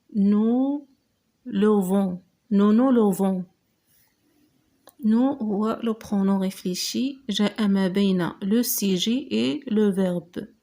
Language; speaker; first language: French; non-native, local second language; Arabic